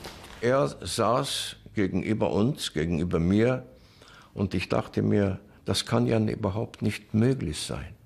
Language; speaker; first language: German; non-native, fluent; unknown